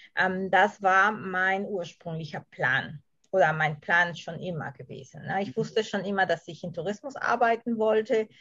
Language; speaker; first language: German; non-native, fluent; Spanish